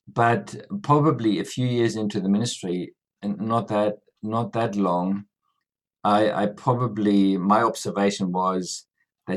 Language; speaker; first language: English; non-native, fluent; German